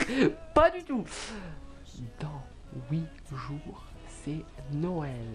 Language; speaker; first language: French; native; French